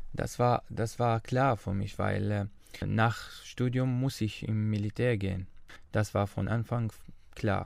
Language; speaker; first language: German; non-native, learner; Arabic